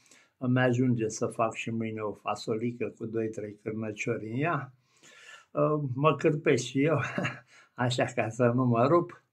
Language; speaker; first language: Romanian; native; Romanian